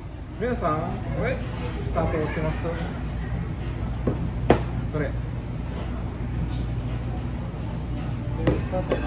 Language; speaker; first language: Japanese; non-native, learner; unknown